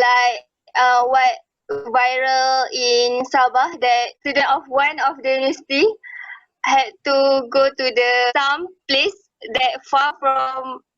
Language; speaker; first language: English; non-native, local second language; Malay